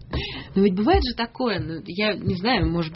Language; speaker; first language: Russian; native; Russian